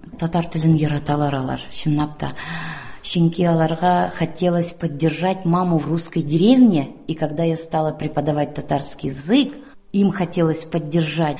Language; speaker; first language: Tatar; non-native, local second language; Russian